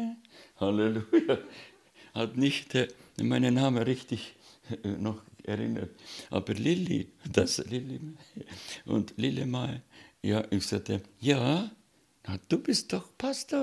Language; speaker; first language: German; non-native, learner; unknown